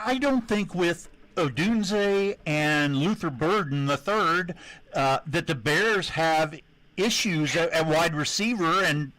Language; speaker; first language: English; native; English